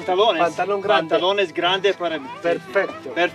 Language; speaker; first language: Spanish; non-native, learner; Serbian